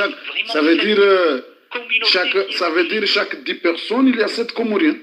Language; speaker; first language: French; non-native, local second language; Comorian